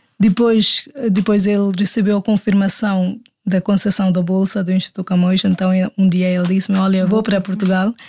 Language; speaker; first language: Portuguese; non-native, fluent; Hindi